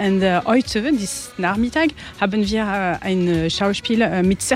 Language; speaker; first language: German; non-native, learner; French